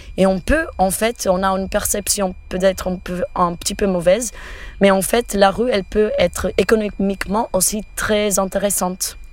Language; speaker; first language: French; non-native, fluent; Portuguese